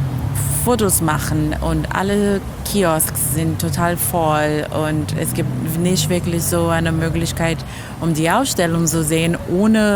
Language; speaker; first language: German; non-native, fluent; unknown